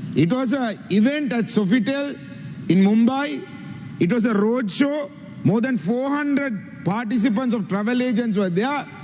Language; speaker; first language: English; non-native, local second language; Sinhala